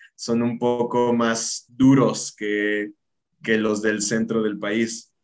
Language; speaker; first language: Spanish; native; Spanish